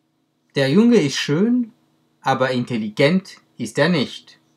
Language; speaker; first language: German; non-native, fluent; French